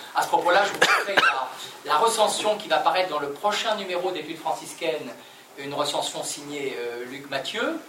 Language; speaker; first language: French; native; French